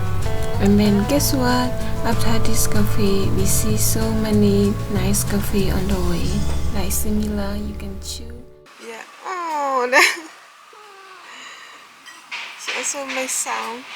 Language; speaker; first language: English; non-native, learner; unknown